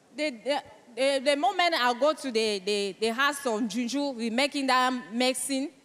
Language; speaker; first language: English; non-native, local second language; French